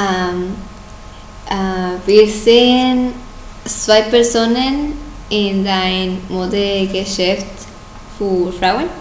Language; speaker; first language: German; non-native, learner; Spanish